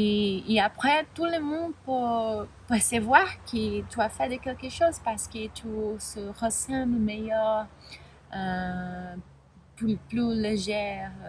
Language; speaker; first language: French; non-native, learner; Spanish